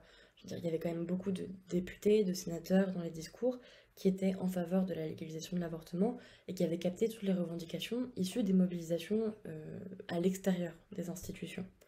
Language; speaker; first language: French; native; French